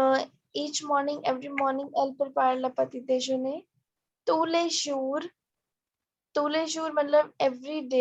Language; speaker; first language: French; non-native, fluent; Hindi